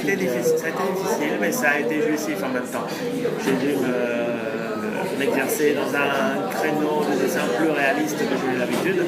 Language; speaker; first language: French; non-native, fluent; Spanish